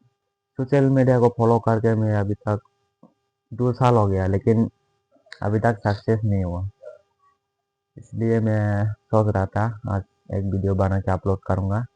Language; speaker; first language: Hindi; non-native, local second language; Kok Borok